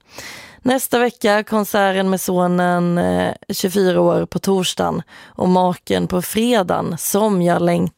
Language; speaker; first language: Swedish; native; Swedish